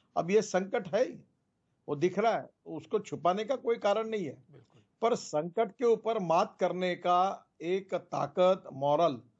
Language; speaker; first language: Hindi; non-native, local second language; Marathi